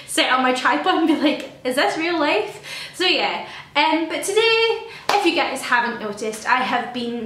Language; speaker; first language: English; native; English